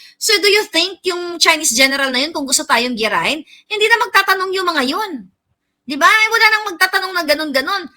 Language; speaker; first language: Filipino; non-native, local second language; Cebuano